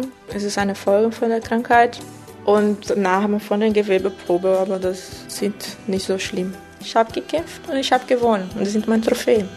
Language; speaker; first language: German; non-native, fluent; Portuguese